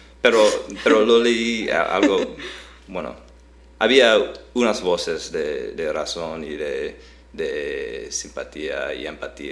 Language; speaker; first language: Spanish; non-native, fluent; English